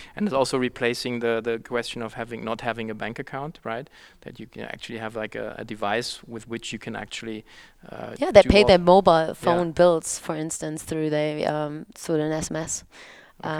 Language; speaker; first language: English; non-native, fluent; German